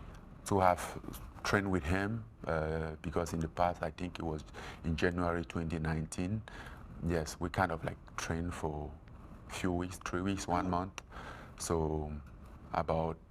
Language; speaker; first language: English; non-native, fluent; French